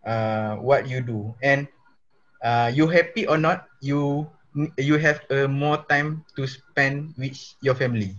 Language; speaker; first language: English; non-native, local second language; Malay